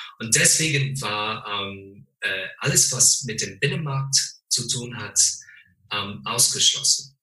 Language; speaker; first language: German; non-native, fluent; English